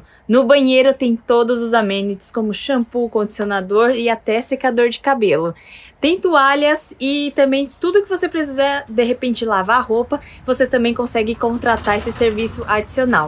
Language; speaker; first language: Portuguese; native; Portuguese